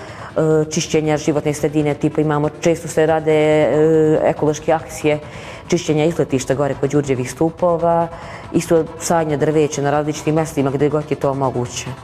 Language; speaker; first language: Bosnian; native; Bosnian